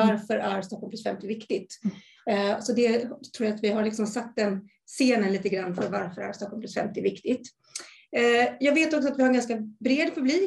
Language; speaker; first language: Swedish; native; Swedish